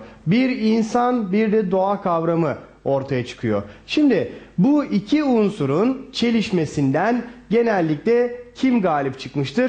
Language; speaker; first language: Turkish; native; Turkish